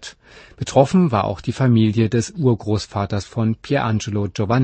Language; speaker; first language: German; native; German